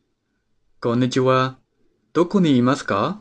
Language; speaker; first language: Japanese; non-native, fluent; Spanish